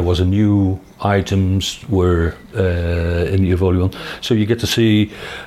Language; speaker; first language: English; non-native, fluent; Dutch